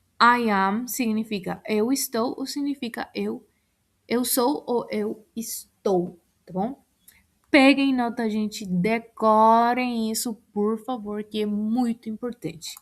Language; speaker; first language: Portuguese; non-native, fluent; Spanish